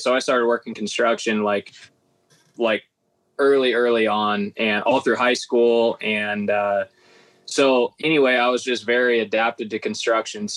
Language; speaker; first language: English; native; English